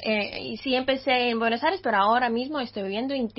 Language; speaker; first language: Spanish; non-native, fluent; Russian